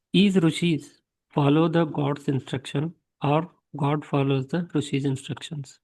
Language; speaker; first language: English; non-native, local second language; Kannada